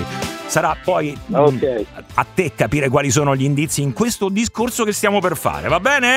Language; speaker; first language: Italian; native; Italian